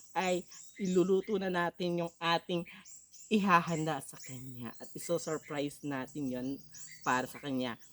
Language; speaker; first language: Filipino; native; Filipino